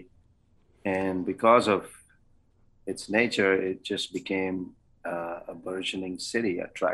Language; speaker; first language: English; non-native, local second language; Kannada